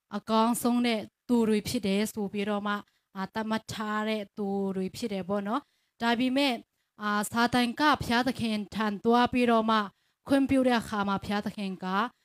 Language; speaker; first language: Burmese; non-native, local second language; Tedim Chin